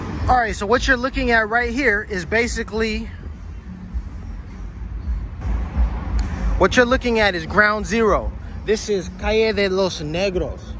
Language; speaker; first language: English; native; English